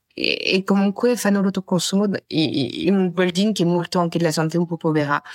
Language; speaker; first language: Italian; non-native, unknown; French